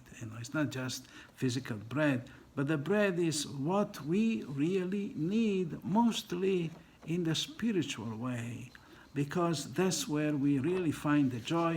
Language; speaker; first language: English; non-native, fluent; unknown